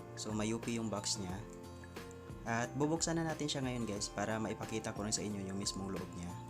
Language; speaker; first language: Filipino; non-native, local second language; Cebuano